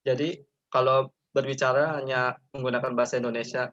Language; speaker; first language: Indonesian; non-native, local second language; Javanese